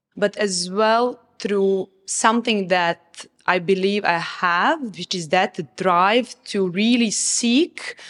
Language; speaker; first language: English; non-native, fluent; Serbian